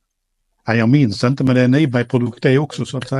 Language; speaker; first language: Swedish; native; Swedish